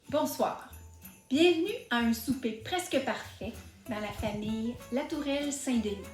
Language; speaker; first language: French; native; French